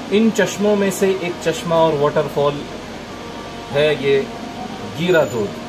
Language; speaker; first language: Hindi; non-native, local second language; Gujarati